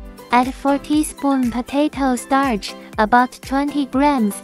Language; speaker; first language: English; non-native, learner; Chinese